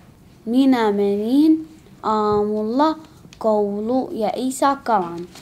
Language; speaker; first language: Finnish; non-native, learner; Arabic